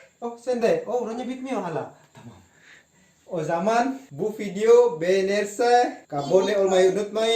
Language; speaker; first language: Turkish; non-native, learner; Indonesian